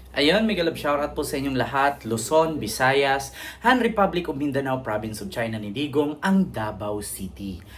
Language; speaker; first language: Filipino; non-native, local second language; Cebuano